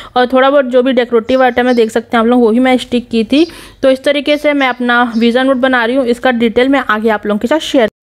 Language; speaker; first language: Hindi; non-native, local second language; Nepali